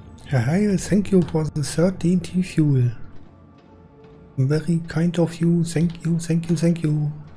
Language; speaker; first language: English; non-native, learner; German